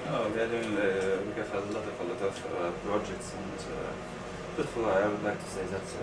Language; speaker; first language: English; non-native, learner; Russian